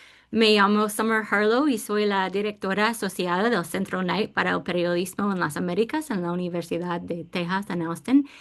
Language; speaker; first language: Spanish; non-native, fluent; English